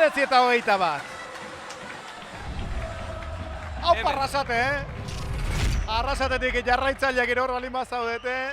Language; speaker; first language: Basque; native; Basque